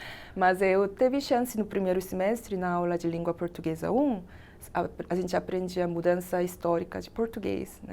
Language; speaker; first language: Portuguese; non-native, fluent; Korean